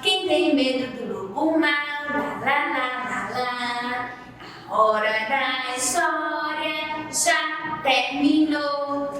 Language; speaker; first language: Portuguese; native; Portuguese